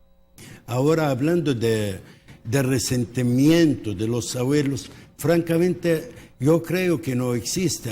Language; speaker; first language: Spanish; early bilingual, heritage; Spanish